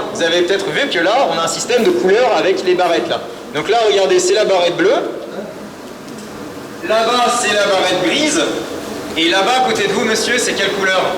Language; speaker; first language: French; native; French